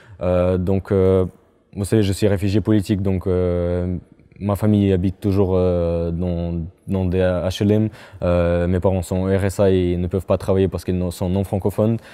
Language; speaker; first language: French; non-native, fluent; Chechen